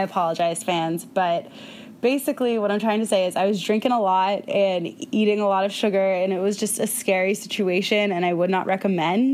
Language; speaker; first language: English; native; English